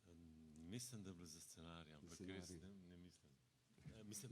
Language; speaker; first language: Slovenian; native; Slovenian